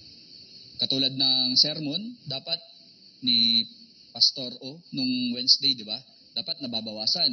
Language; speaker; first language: Filipino; native; Filipino